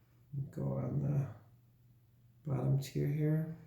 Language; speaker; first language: English; native; English